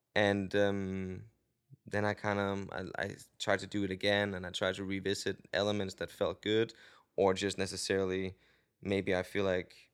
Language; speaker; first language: English; non-native, fluent; Danish